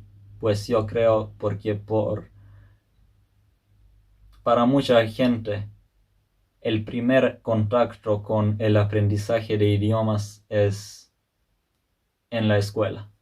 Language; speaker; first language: Spanish; non-native, fluent; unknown